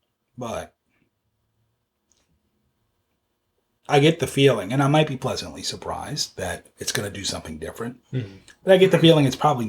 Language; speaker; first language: English; native; English